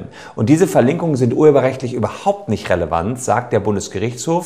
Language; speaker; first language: German; native; German